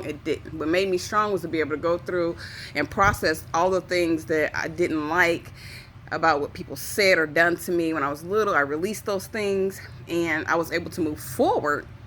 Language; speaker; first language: English; native; English